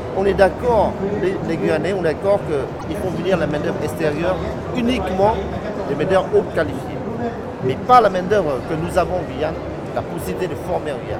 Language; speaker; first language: French; non-native, fluent; Hmong